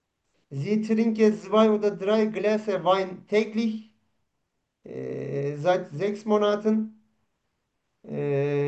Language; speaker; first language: German; non-native, learner; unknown